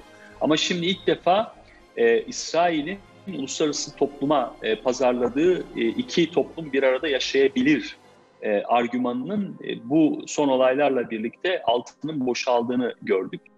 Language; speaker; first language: Turkish; native; Turkish